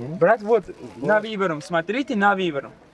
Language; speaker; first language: Russian; non-native, local second language; Uzbek